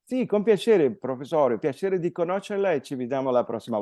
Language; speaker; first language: Italian; non-native, fluent; Spanish